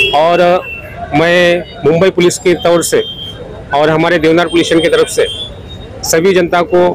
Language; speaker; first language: Hindi; non-native, local second language; Marathi